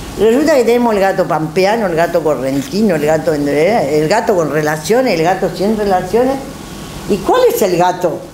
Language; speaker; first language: Spanish; native; Spanish